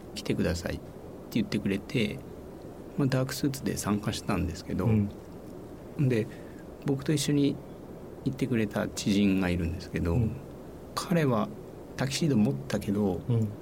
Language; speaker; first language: Japanese; native; Japanese